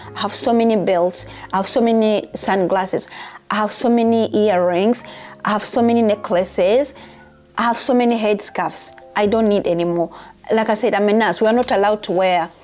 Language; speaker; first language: English; non-native, local second language; Ganda